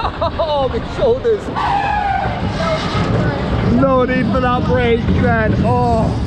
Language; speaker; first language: English; native; English